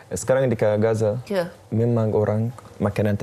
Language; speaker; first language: Indonesian; non-native, fluent; Arabic